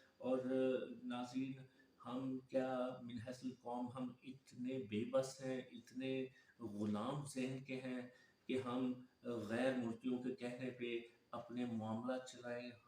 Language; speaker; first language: Urdu; non-native, local second language; Punjabi